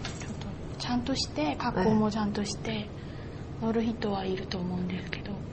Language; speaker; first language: Japanese; non-native, fluent; Korean